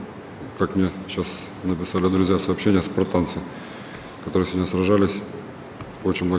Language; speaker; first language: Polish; non-native, learner; Russian